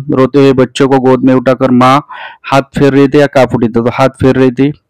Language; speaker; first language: Hindi; non-native, local second language; Marathi